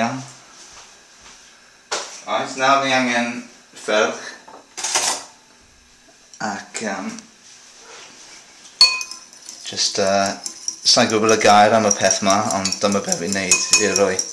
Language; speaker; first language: Welsh; non-native, local second language; English